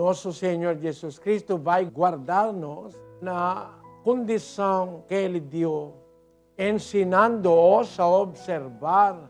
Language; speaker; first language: Portuguese; non-native, learner; Filipino